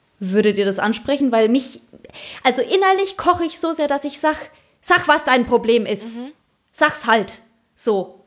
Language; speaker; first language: German; early bilingual, other home language; Polish